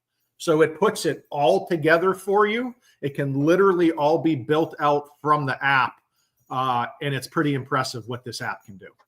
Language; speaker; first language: English; native; English